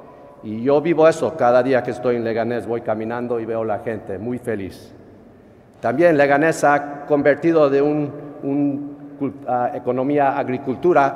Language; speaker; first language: Spanish; non-native, fluent; English